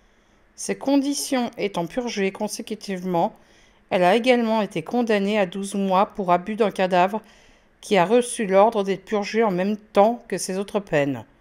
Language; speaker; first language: French; native; French